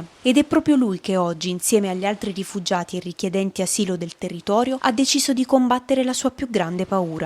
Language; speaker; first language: Italian; native; Italian